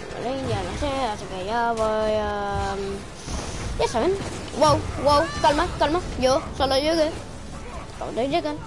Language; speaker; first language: Spanish; early bilingual, heritage; English